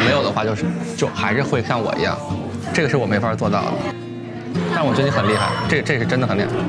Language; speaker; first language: Chinese; native; Chinese